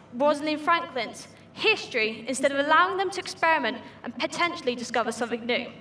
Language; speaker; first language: English; native; English